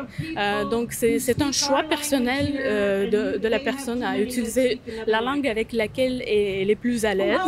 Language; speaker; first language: French; native; French